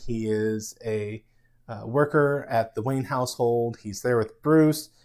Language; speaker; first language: English; native; English